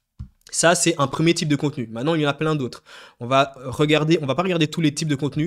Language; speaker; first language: French; native; French